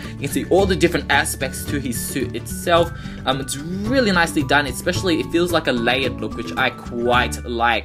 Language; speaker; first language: English; native; English